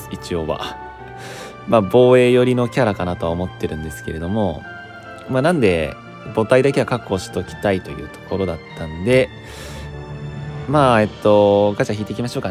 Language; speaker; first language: Japanese; native; Japanese